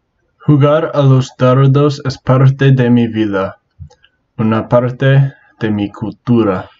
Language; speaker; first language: Spanish; non-native, learner; English